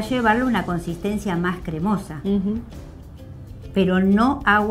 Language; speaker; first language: Spanish; native; Spanish